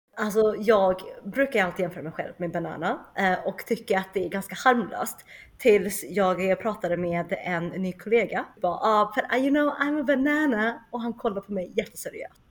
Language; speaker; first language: Swedish; early bilingual, other home language; Chinese